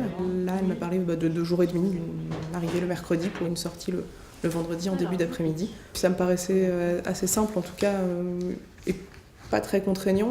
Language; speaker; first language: French; native; French